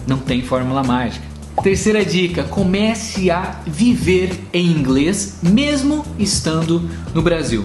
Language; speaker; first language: Portuguese; native; Portuguese